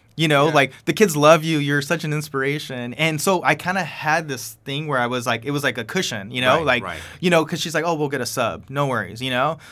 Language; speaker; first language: English; early bilingual, other home language; Spanish